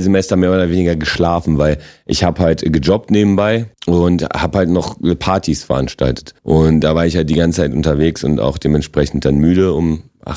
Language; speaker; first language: German; non-native, local second language; Polish